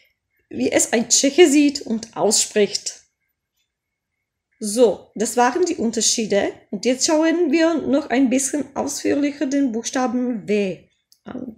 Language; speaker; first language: German; non-native, fluent; Czech